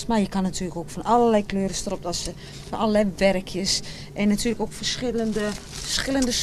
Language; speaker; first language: Dutch; native; Dutch